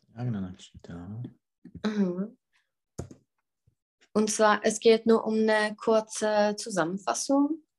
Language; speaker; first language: German; non-native, fluent; Czech